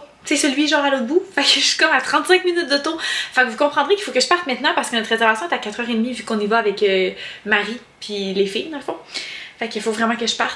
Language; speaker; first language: French; native; French